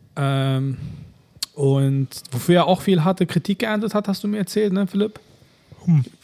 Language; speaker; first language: German; early bilingual, other home language; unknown